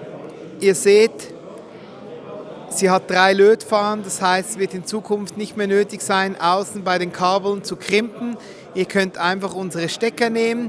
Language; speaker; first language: German; native; German